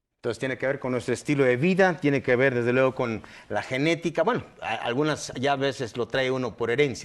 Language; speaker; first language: Spanish; native; Spanish